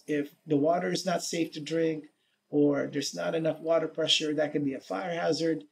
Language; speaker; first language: English; native; English